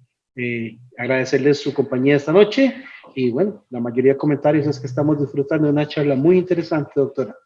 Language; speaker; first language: Spanish; native; Spanish